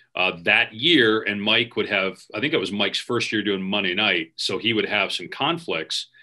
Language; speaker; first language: English; native; English